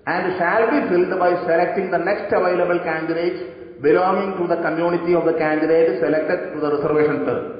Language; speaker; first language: English; non-native, local second language; Malayalam